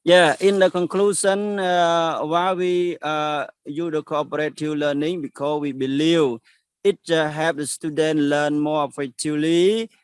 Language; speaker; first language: English; non-native, learner; Khmer